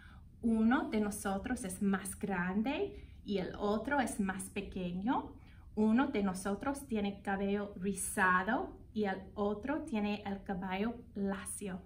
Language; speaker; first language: Spanish; non-native, fluent; English